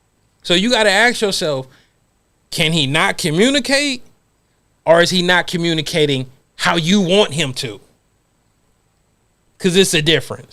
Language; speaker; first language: English; native; English